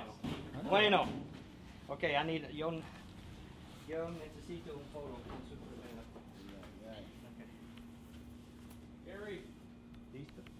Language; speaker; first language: Spanish; non-native, learner; English